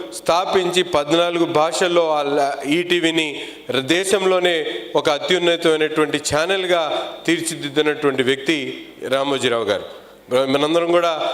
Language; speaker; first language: Telugu; non-native, local second language; Urdu